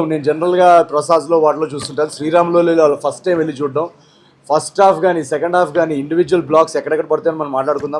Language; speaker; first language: Telugu; native; Telugu